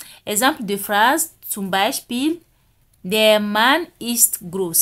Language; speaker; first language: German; non-native, fluent; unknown